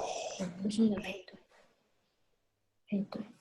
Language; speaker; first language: Chinese; native; Chinese